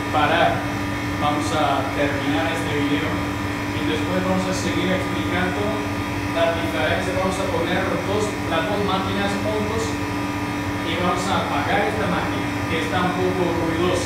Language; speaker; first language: Spanish; non-native, learner; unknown